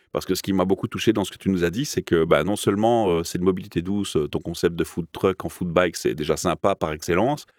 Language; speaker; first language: French; native; French